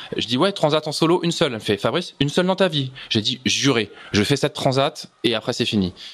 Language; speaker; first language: French; native; French